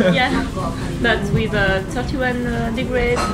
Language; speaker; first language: English; non-native, learner; French